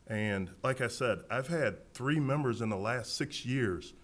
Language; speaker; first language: English; native; English